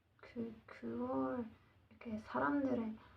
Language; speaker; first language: Korean; non-native, learner; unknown